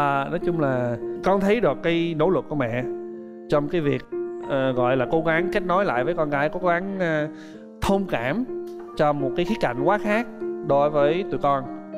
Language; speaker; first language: Vietnamese; non-native, fluent; English